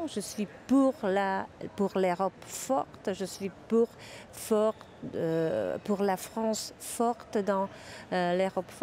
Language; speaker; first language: French; non-native, fluent; Czech